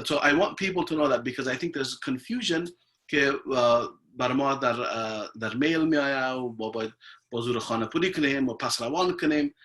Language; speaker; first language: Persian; early bilingual, heritage; Persian